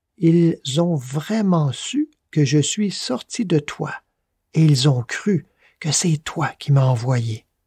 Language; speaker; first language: French; native; French